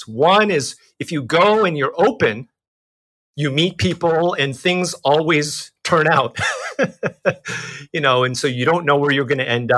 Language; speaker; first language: English; native; English